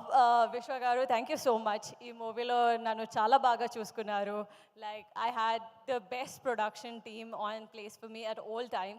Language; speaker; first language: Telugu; non-native, learner; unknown